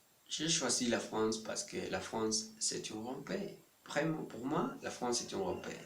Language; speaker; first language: French; non-native, learner; Spanish